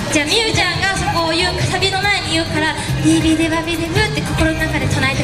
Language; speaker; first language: Japanese; native; Japanese